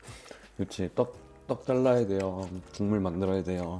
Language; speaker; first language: Korean; native; Korean